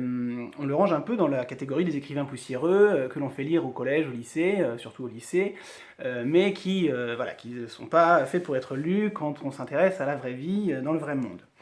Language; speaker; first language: French; native; French